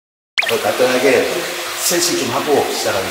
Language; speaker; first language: Korean; native; Korean